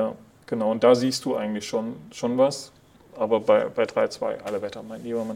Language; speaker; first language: German; native; German